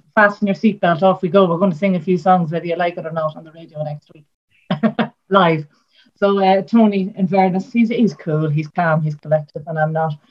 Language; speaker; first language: English; native; English